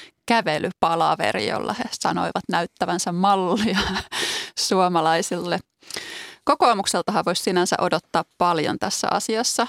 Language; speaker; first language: Finnish; native; Finnish